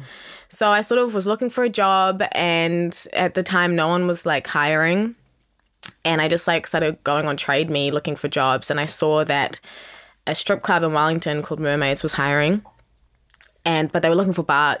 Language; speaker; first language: English; native; English